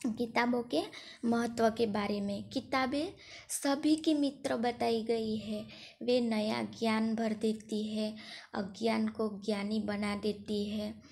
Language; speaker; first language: Hindi; non-native, local second language; Gujarati